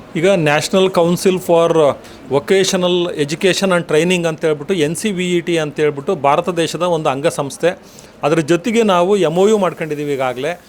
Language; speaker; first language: Kannada; native; Kannada